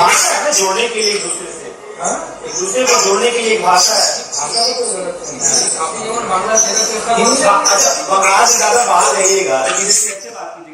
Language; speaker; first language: Hindi; non-native, learner; Bangla